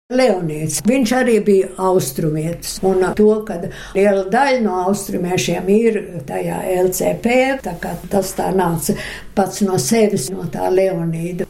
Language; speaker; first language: Latvian; early bilingual, other home language; Russian